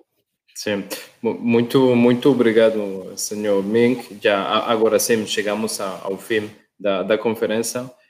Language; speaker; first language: Portuguese; non-native, learner; Spanish